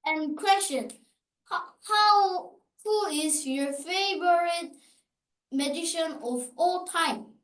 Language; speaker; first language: English; non-native, learner; Korean